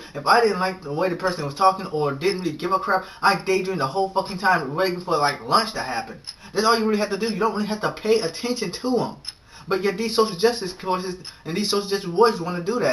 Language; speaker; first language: English; native; English